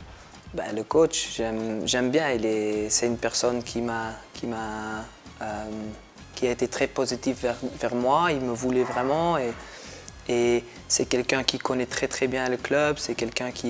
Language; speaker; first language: French; non-native, local second language; Dutch